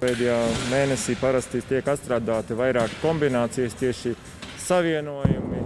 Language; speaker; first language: Latvian; non-native, local second language; Russian